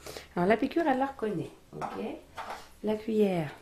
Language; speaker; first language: French; native; French